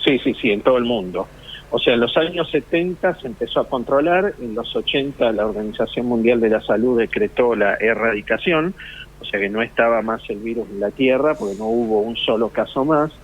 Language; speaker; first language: Spanish; native; Spanish